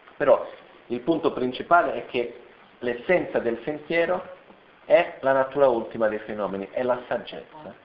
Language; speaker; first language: Italian; non-native, fluent; Portuguese